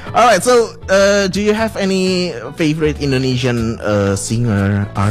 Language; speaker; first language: English; non-native, fluent; Indonesian